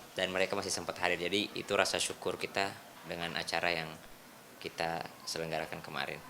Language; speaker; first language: Indonesian; native; Indonesian